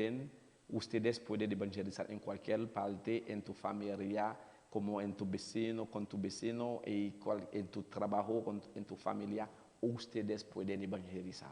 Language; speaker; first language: Spanish; non-native, learner; Haitian Creole